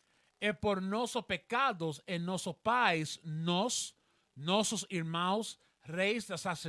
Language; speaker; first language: Portuguese; non-native, learner; Spanish